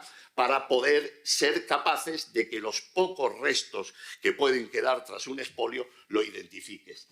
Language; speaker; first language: Spanish; native; Spanish